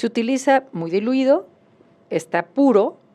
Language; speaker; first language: Spanish; native; Spanish